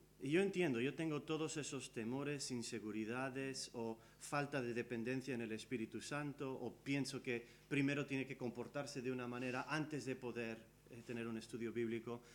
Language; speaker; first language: Spanish; early bilingual, other home language; English